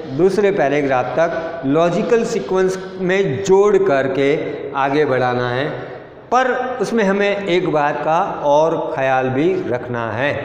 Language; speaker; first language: Hindi; non-native, local second language; Gujarati